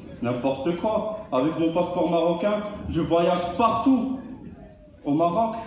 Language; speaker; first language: French; non-native, local second language; Arabic